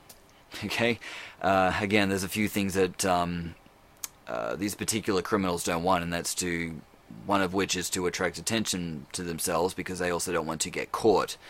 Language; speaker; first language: English; native; English